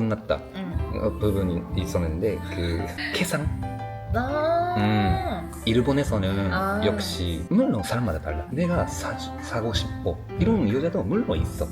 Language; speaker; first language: Korean; non-native, learner; Japanese